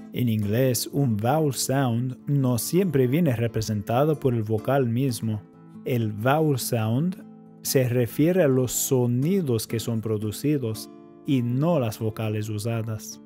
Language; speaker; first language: Spanish; non-native, fluent; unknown